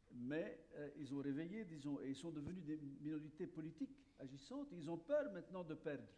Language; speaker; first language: French; non-native, local second language; Arabic